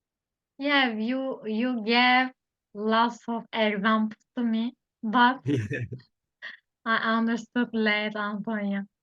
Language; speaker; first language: English; non-native, learner; Turkish